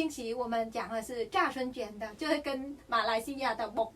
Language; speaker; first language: Chinese; non-native, fluent; Vietnamese